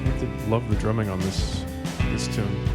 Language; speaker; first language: English; native; English